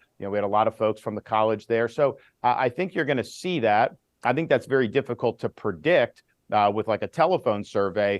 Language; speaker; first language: English; native; English